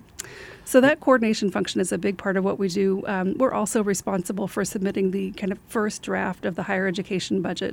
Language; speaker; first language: English; native; English